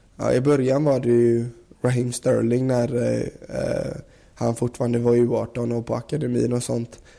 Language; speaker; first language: Swedish; native; Swedish